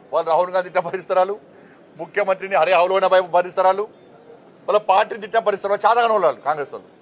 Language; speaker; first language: Telugu; native; Telugu